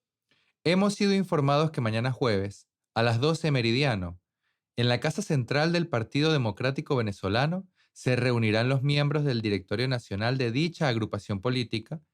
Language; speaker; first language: Spanish; native; Spanish